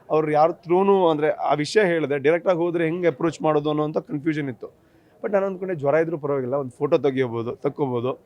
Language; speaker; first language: Kannada; non-native, local second language; Tulu